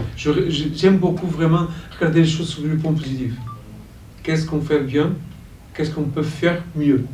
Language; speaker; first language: French; non-native, fluent; Portuguese